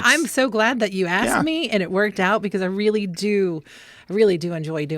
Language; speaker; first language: English; native; English